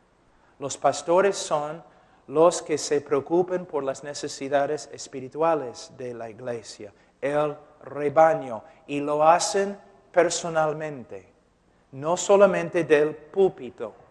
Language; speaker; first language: Spanish; non-native, fluent; English